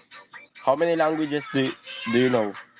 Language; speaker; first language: English; non-native, learner; Filipino